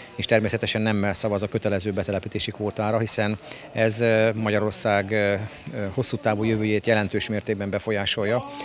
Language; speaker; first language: Hungarian; native; Hungarian